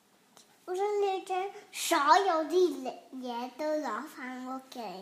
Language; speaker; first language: Cantonese; early bilingual, heritage; Cantonese